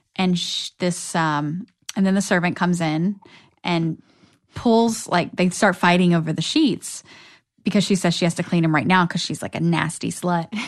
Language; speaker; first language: English; native; English